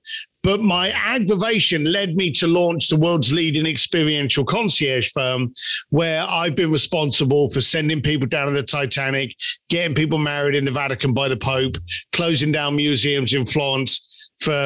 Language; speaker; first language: English; native; English